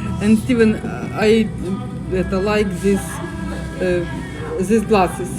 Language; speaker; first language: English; non-native, learner; Ukrainian